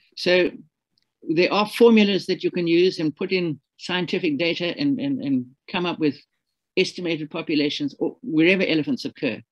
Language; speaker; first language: English; native; English